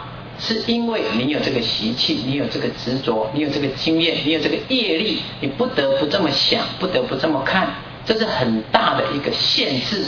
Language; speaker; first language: Chinese; native; Chinese